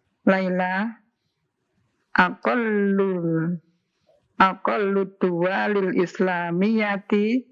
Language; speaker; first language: Arabic; non-native, learner; Indonesian